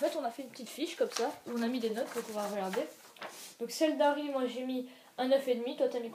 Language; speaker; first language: French; native; French